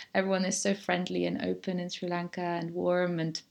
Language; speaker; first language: English; non-native, fluent; German